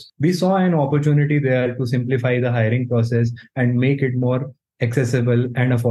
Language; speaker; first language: English; non-native, local second language; Hindi